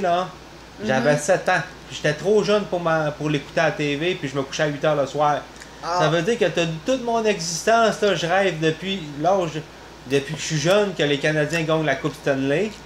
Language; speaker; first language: French; native; French